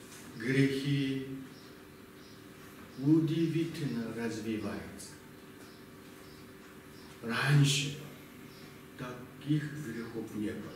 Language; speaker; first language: Russian; non-native, learner; Korean